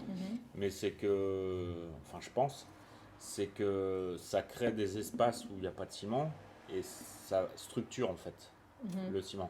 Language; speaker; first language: French; native; French